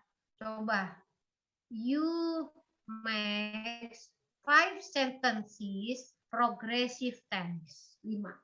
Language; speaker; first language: English; non-native, learner; Indonesian